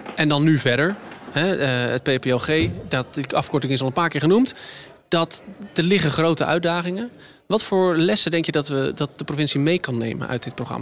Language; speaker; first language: Dutch; native; Dutch